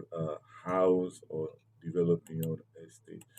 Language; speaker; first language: English; non-native, local second language; Yoruba